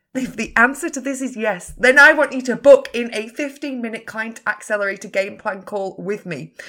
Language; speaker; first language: English; native; English